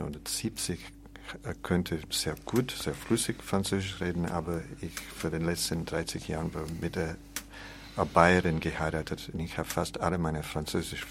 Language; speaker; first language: German; non-native, learner; English